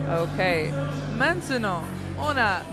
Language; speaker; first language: French; non-native, learner; English